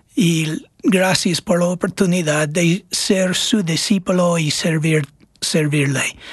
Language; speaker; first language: Spanish; non-native, fluent; English